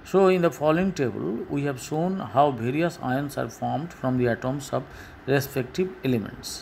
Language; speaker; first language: English; non-native, local second language; Bangla